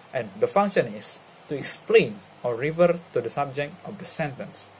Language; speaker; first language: English; non-native, learner; Indonesian